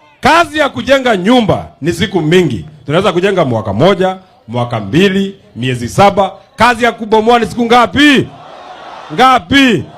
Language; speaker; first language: Swahili; non-native, local second language; Kikuyu